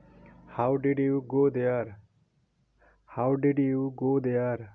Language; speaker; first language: English; non-native, local second language; Odia